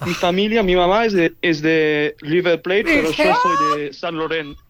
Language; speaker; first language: Spanish; early bilingual, heritage; English